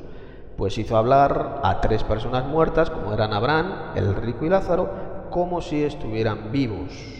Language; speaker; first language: Spanish; native; Spanish